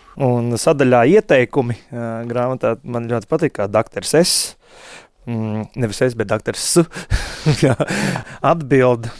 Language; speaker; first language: Latvian; native; Latvian